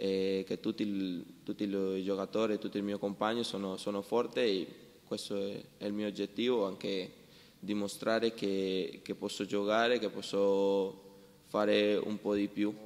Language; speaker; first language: Italian; non-native, learner; Spanish